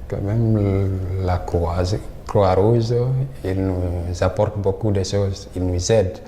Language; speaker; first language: French; non-native, local second language; Fula